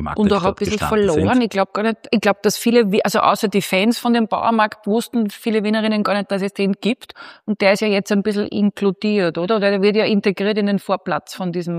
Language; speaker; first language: German; native; German